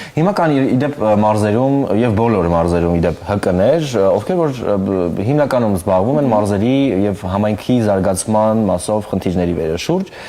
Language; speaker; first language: Armenian; native; Armenian